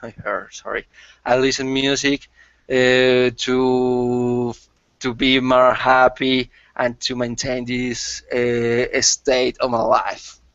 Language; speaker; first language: English; non-native, learner; Spanish